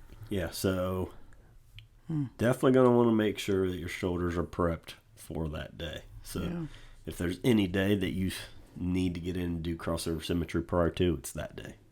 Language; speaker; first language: English; native; English